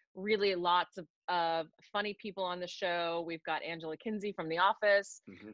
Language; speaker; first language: English; native; English